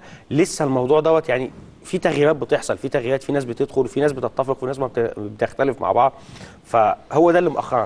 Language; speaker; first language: Arabic; native; Arabic